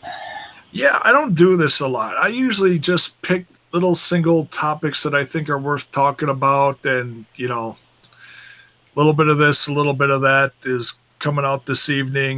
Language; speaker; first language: English; native; English